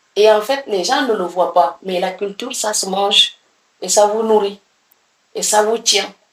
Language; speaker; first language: French; non-native, local second language; Serer